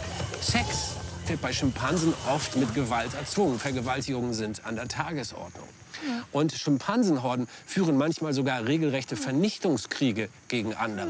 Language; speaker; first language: German; native; German